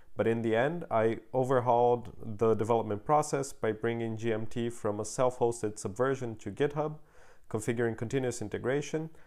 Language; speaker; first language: English; non-native, fluent; Portuguese